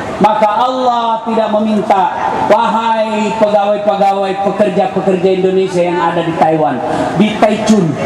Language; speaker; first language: Indonesian; non-native, local second language; Buginese